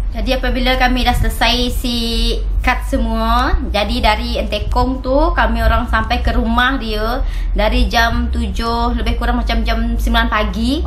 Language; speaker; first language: Malay; native; Malay